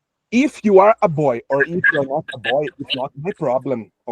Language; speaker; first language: English; non-native, fluent; Portuguese